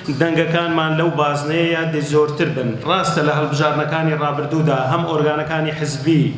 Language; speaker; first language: Central Kurdish; non-native, local second language; Kurdish